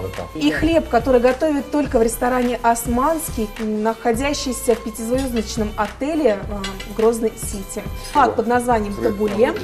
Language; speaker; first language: Russian; native; Russian